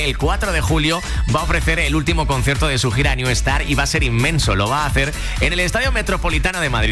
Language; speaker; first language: Spanish; native; Spanish